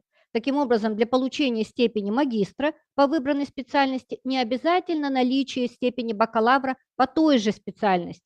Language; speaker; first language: Russian; native; Russian